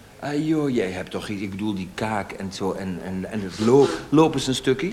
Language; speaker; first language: Dutch; native; Dutch